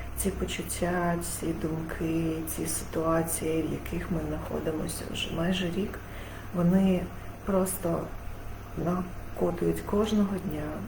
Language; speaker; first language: Ukrainian; non-native, local second language; Russian